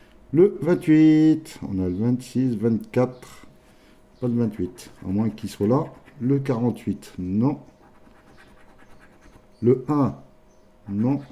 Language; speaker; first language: French; native; French